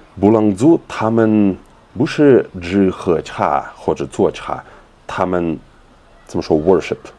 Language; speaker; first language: Chinese; non-native, fluent; Russian